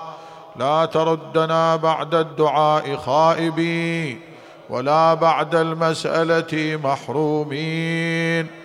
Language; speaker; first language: Arabic; native; Arabic